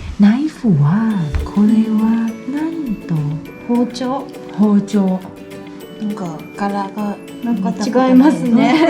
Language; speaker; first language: Japanese; non-native, fluent; Thai